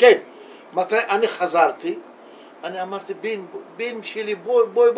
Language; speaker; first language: Hebrew; non-native, learner; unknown